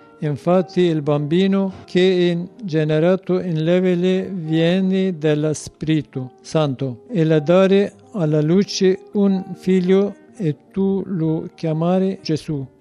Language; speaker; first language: Italian; non-native, learner; Kurdish